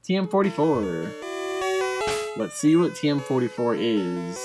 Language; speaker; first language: English; native; English